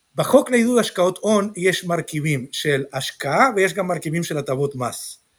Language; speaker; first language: Hebrew; non-native, fluent; Spanish